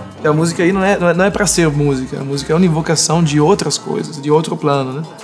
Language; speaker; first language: Portuguese; non-native, fluent; Italian